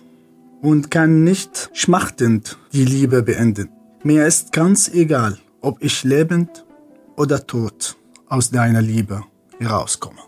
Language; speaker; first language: German; non-native, fluent; Arabic